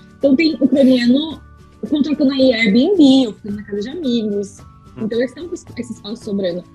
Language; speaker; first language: Portuguese; native; Portuguese